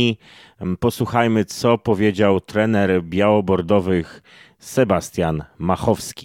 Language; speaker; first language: Polish; native; Polish